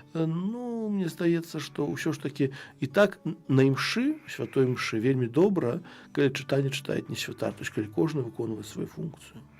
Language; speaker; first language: Belarusian; non-native, local second language; Russian